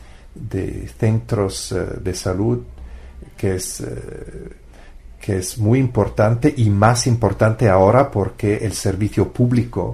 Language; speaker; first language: Spanish; non-native, fluent; Italian